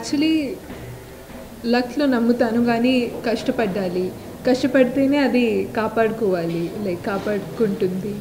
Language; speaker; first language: Telugu; non-native, fluent; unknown